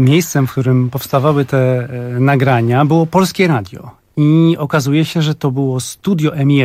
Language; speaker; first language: Polish; native; Polish